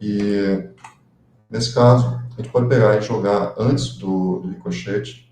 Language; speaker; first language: Portuguese; native; Portuguese